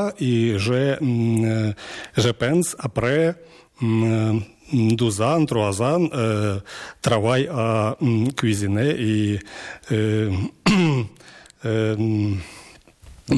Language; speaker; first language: French; non-native, learner; Ukrainian